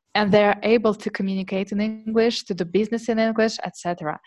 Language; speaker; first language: English; non-native, fluent; Russian